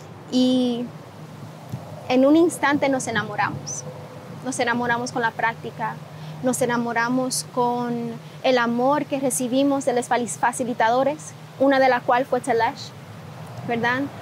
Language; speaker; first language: Spanish; early bilingual, heritage; Spanish